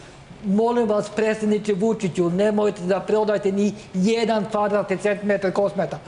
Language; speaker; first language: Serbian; non-native, learner; Norwegian